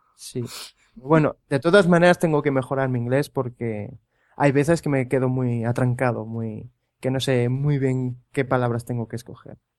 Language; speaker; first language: Spanish; native; Spanish